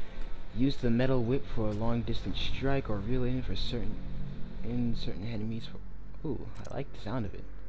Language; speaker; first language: English; native; English